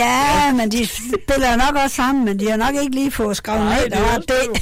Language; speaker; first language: Danish; native; Danish